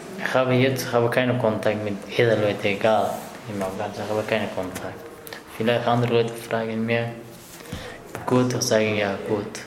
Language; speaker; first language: German; non-native, learner; Persian